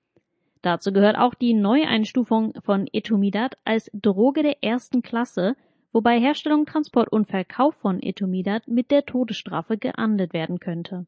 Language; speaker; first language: German; native; German